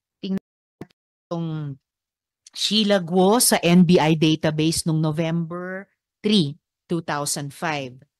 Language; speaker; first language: Filipino; native; Filipino